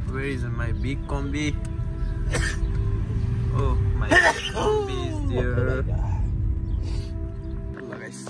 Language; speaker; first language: English; non-native, learner; Nepali